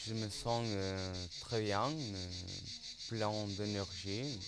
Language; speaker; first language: French; non-native, learner; Spanish